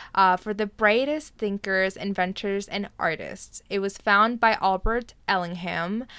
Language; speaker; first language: English; early bilingual, other home language; Spanish